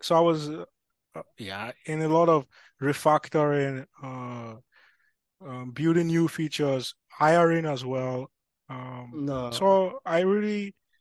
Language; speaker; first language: English; non-native, local second language; Yoruba